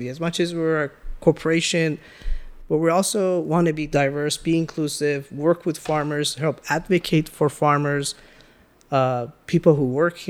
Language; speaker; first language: English; early bilingual, other home language; Persian